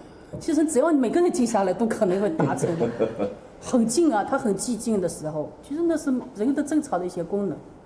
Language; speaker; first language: Chinese; native; Chinese